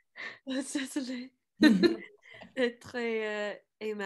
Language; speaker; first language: French; non-native, learner; English